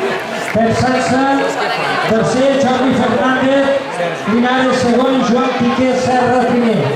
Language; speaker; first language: Catalan; native; Catalan